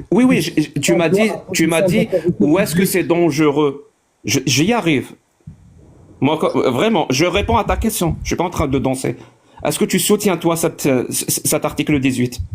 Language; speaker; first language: French; non-native, local second language; Arabic